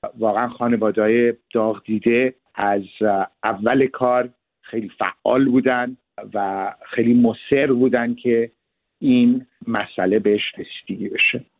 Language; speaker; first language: Persian; early bilingual, heritage; Persian